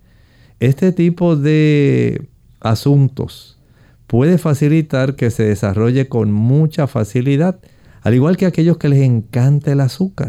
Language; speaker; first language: Spanish; native; Spanish